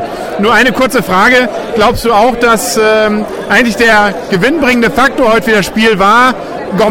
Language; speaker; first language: German; native; German